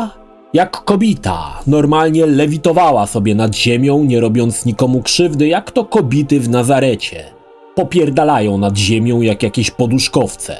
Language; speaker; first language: Polish; native; Polish